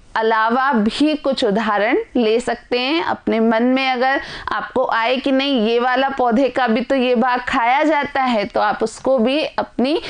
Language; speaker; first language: Hindi; native; Hindi